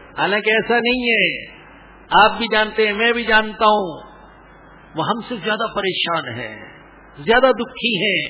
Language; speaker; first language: Urdu; non-native, local second language; Punjabi